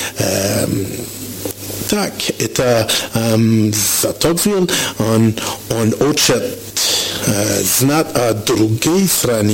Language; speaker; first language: Russian; non-native, learner; French